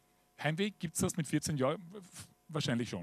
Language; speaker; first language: German; native; German